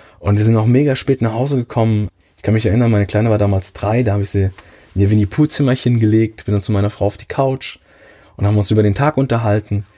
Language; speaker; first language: German; early bilingual, other home language; Italian